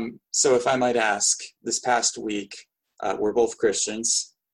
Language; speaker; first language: English; native; English